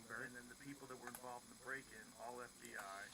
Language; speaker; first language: English; native; English